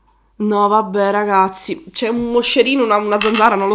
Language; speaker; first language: Italian; native; Italian